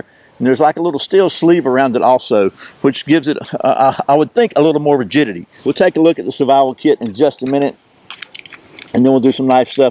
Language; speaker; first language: English; native; English